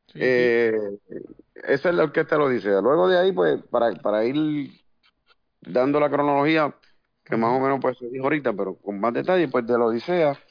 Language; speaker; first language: Spanish; native; Spanish